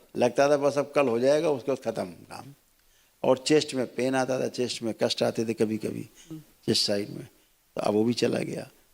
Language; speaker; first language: Hindi; native; Hindi